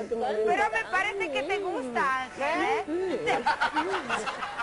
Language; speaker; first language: Spanish; native; Spanish